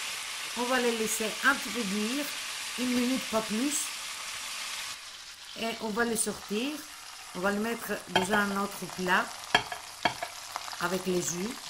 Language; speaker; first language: French; non-native, fluent; Greek